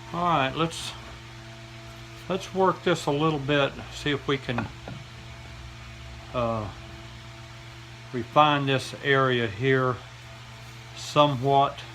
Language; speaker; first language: English; native; English